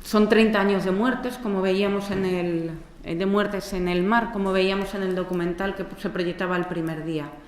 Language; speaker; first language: Spanish; native; Spanish